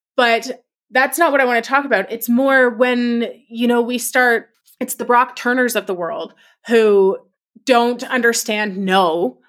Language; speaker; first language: English; native; English